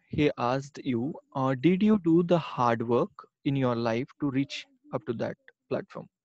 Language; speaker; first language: English; non-native, local second language; Marathi